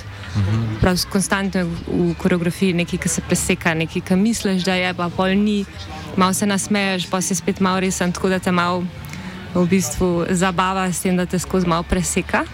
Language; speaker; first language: Slovenian; native; Slovenian